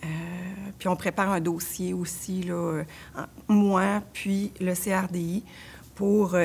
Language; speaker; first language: French; native; French